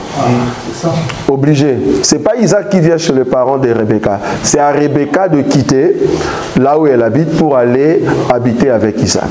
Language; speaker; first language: French; non-native, local second language; Lingala